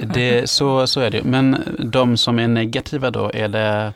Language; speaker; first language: Swedish; native; Swedish